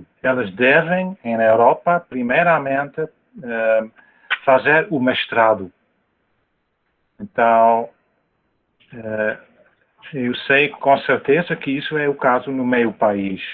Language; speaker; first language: Portuguese; non-native, fluent; Dutch